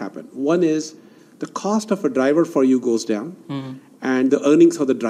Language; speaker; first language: English; non-native, local second language; Kannada